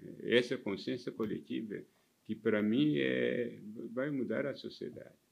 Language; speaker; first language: Portuguese; non-native, fluent; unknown